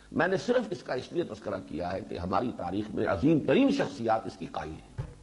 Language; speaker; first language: Urdu; native; Urdu